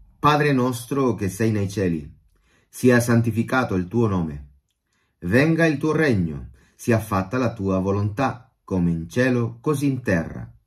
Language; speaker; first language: Italian; non-native, fluent; Spanish